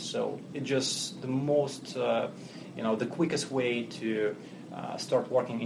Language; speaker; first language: English; non-native, fluent; Russian